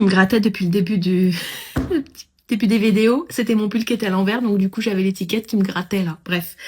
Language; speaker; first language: French; native; French